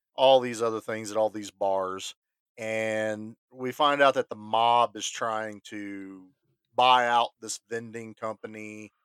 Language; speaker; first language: English; native; English